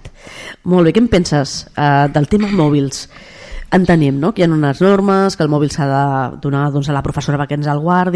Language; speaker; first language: Catalan; native; Catalan